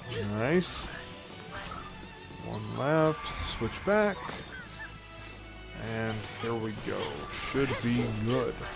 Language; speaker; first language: English; native; English